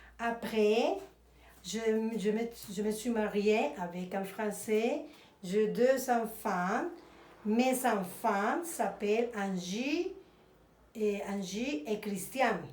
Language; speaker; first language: French; non-native, fluent; Spanish